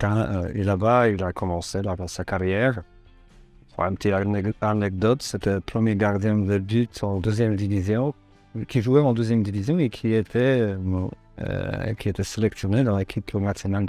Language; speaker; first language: French; non-native, learner; Polish